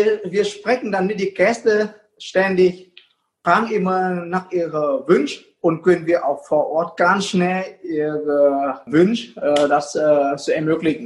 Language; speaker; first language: German; non-native, fluent; Vietnamese